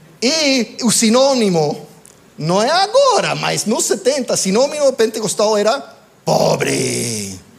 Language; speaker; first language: Portuguese; non-native, fluent; English